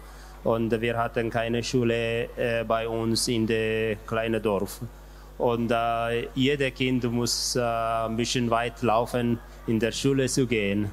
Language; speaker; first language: German; non-native, learner; Tigrinya